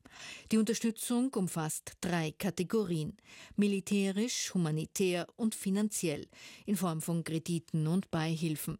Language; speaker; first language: German; native; German